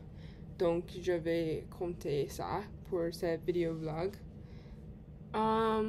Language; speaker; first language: French; non-native, learner; English